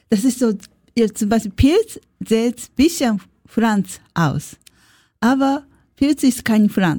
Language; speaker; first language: German; non-native, learner; Japanese